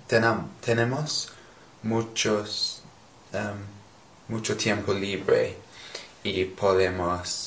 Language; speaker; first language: Spanish; non-native, learner; English